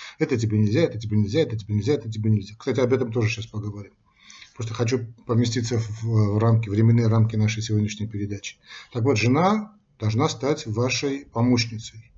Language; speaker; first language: Russian; non-native, local second language; Armenian